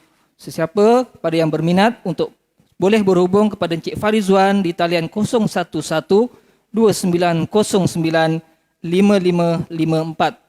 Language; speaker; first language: Malay; native; Malay